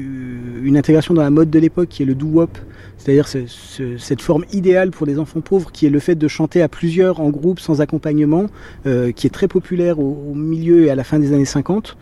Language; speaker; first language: French; native; French